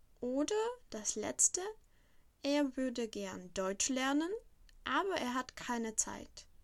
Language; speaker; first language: German; non-native, fluent; Czech